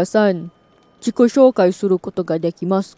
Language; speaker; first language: Japanese; non-native, fluent; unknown